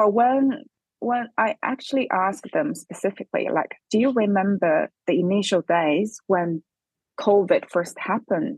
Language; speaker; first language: English; non-native, fluent; Chinese